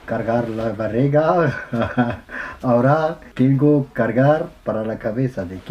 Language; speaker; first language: Spanish; non-native, learner; Arabic